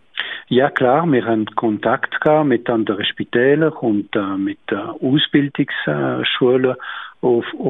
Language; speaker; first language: German; non-native, local second language; French